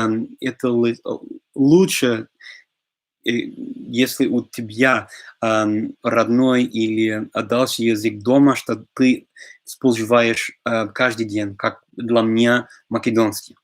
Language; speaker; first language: Russian; non-native, fluent; English